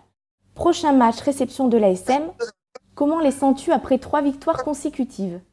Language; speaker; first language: French; native; French